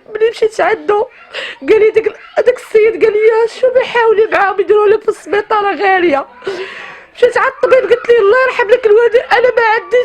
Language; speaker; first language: Arabic; native; Arabic